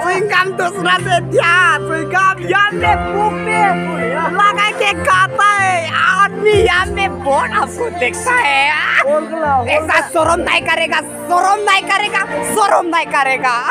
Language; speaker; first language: Hindi; non-native, local second language; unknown